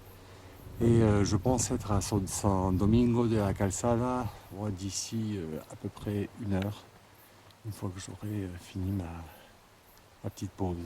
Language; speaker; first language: French; native; French